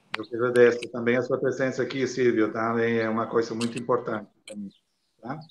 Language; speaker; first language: Portuguese; non-native, fluent; Italian